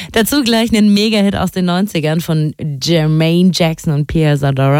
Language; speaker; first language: German; native; German